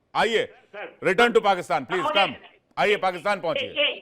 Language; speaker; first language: Hindi; native; Hindi